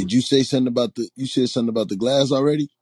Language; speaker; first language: English; native; English